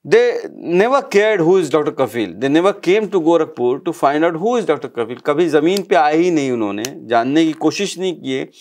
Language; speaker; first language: Hindi; native; Hindi